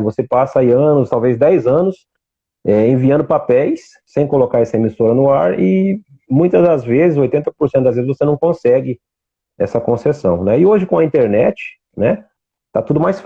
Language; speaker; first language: Portuguese; native; Portuguese